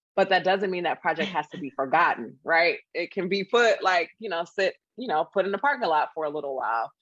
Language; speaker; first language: English; native; English